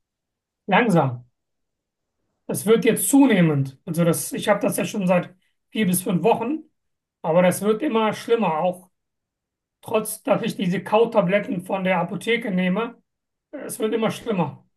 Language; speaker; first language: German; non-native, fluent; Turkish